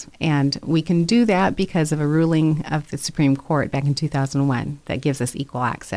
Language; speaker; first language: English; native; English